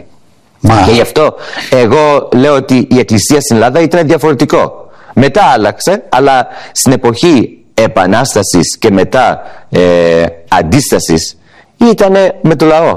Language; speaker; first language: Greek; early bilingual, heritage; English